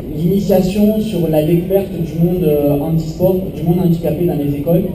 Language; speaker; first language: French; native; French